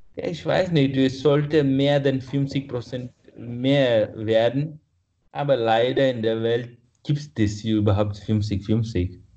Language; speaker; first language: German; non-native, fluent; Kannada